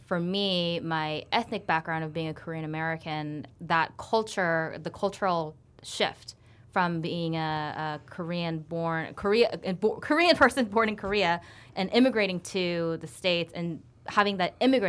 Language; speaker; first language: English; early bilingual, other home language; Korean